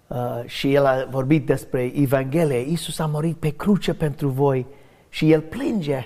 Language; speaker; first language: Romanian; non-native, learner; English